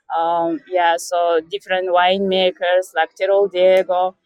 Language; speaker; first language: English; non-native, fluent; Russian